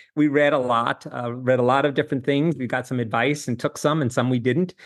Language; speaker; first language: English; native; English